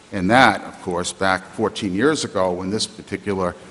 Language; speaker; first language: English; native; English